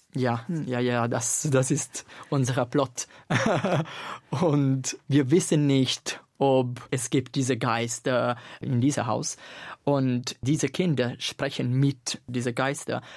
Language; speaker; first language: German; non-native, fluent; Italian